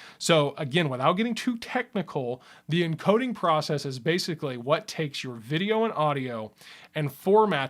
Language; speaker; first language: English; native; English